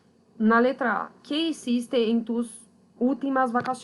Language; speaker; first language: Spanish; non-native, fluent; Portuguese